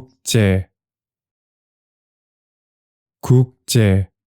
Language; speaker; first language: Korean; native; Korean